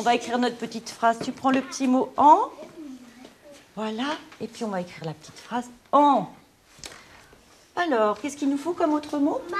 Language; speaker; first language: French; native; French